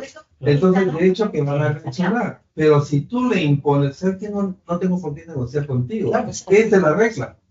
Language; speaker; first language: Spanish; native; Spanish